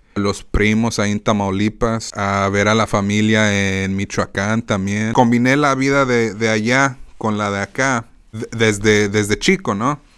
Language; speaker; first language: Spanish; native; Spanish